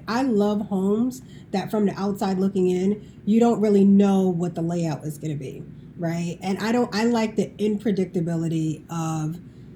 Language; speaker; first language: English; native; English